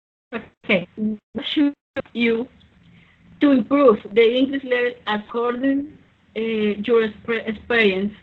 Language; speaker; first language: English; non-native, learner; Spanish